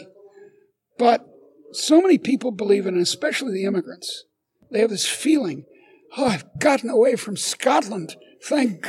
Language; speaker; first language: English; native; English